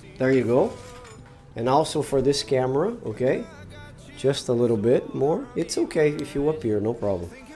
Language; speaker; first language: English; non-native, fluent; Portuguese